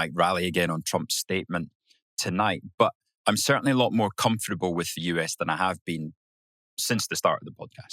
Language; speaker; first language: English; native; English